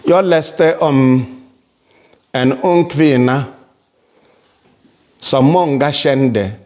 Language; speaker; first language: Swedish; non-native, fluent; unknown